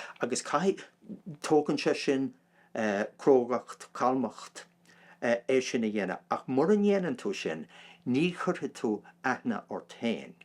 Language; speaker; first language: Irish; non-native, local second language; English